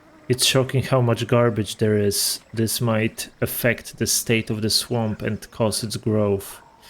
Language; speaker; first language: English; non-native, fluent; Polish